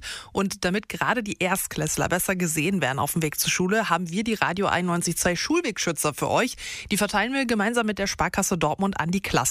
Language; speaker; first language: German; native; German